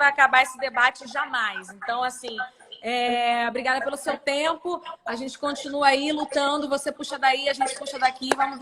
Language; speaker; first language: Portuguese; native; Portuguese